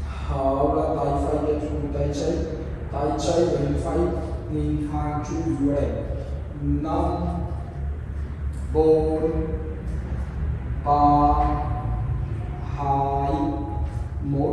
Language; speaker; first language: Vietnamese; non-native, learner; Hindi